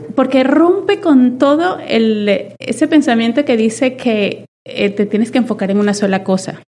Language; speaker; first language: Spanish; native; Spanish